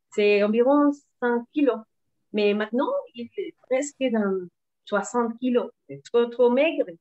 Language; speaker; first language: French; non-native, learner; Spanish